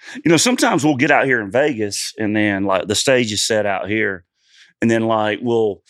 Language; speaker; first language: English; native; English